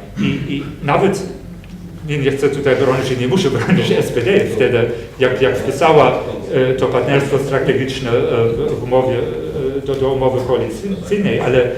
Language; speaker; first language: Polish; non-native, fluent; German